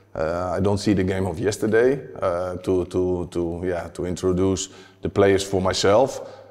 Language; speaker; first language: English; non-native, fluent; Dutch